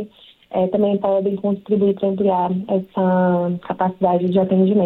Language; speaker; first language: Portuguese; native; Portuguese